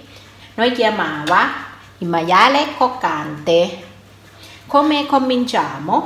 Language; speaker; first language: Italian; non-native, learner; Thai